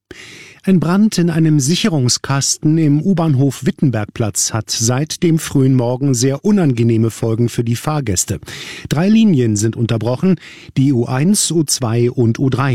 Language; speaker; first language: German; native; German